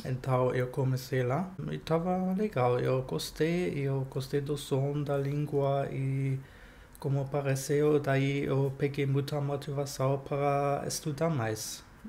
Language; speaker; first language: Portuguese; non-native, fluent; German